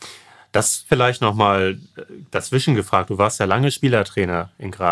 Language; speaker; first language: German; native; German